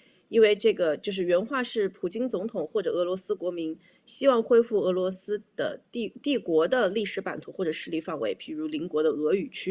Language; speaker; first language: Chinese; native; Chinese